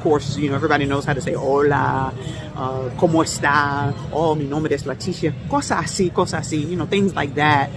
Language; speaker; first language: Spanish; non-native, learner; English